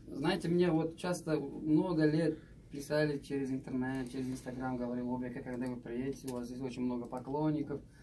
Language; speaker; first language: Russian; non-native, local second language; Uzbek